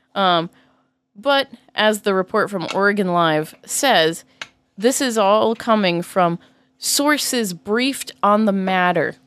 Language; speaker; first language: English; native; English